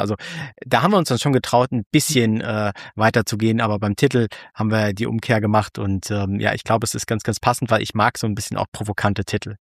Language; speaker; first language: German; native; German